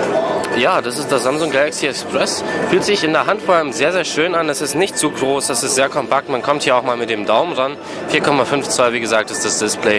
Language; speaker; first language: German; native; German